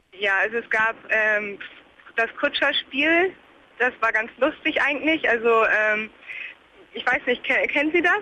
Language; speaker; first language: German; native; German